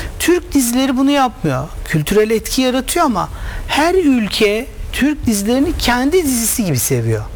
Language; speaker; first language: Turkish; native; Turkish